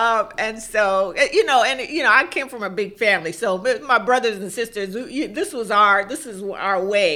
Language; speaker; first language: English; native; English